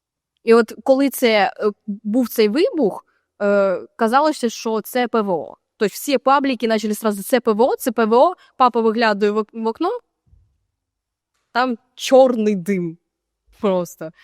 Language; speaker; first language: Ukrainian; native; Ukrainian